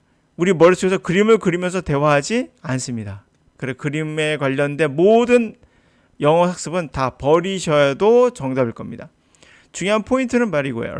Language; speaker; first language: Korean; native; Korean